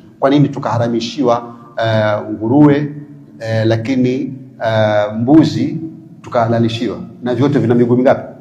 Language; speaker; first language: Swahili; native; Swahili